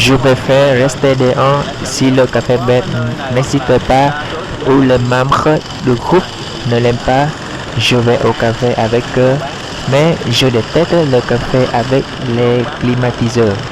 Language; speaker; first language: French; non-native, local second language; Vietnamese